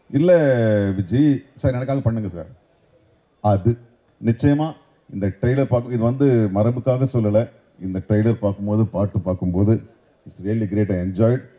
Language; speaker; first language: Tamil; native; Tamil